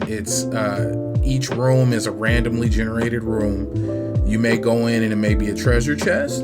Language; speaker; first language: English; native; English